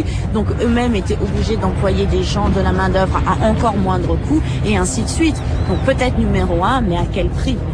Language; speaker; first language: French; native; French